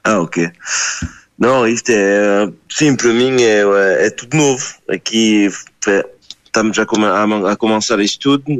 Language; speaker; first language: Portuguese; non-native, learner; French